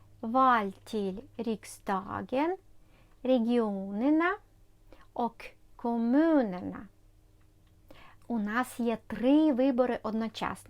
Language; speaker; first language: Swedish; non-native, fluent; Ukrainian